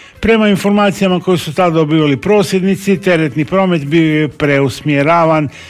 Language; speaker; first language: Croatian; native; Croatian